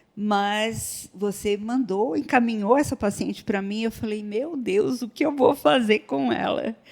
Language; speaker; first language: Portuguese; native; Portuguese